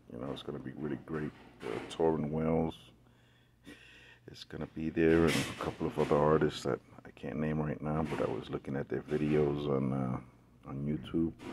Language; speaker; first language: English; native; English